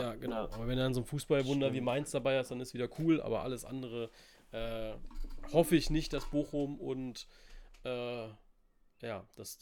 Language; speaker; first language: German; native; German